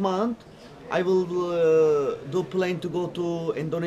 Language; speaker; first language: English; non-native, learner; Turkish